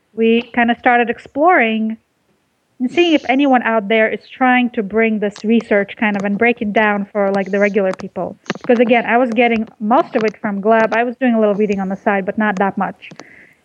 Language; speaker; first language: English; early bilingual, other home language; Russian